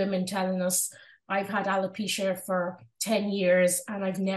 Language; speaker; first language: English; non-native, local second language; Yoruba